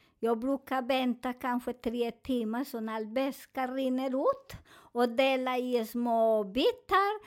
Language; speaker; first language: Swedish; non-native, fluent; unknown